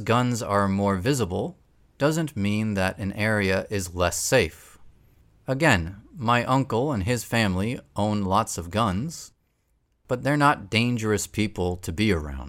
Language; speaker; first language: English; native; English